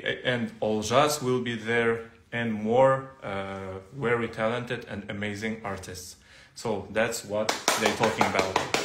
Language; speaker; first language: English; non-native, learner; Kazakh